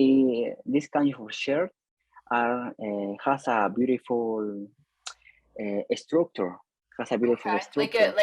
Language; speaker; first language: English; non-native, learner; Spanish